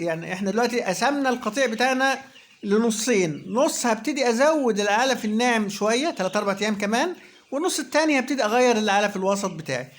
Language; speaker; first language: Arabic; native; Arabic